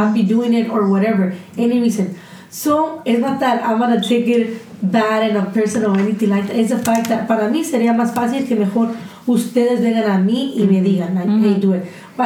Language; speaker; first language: English; early bilingual, other home language; Spanish